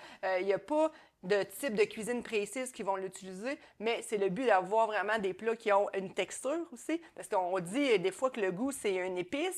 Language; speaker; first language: French; native; French